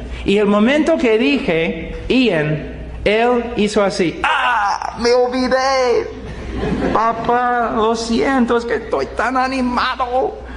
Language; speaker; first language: Spanish; non-native, fluent; English